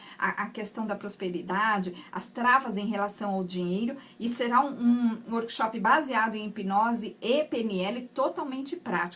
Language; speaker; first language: Portuguese; native; Portuguese